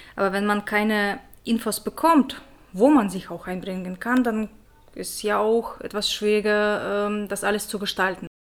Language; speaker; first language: German; non-native, fluent; Russian